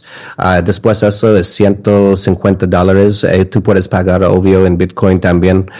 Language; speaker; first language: Spanish; non-native, learner; English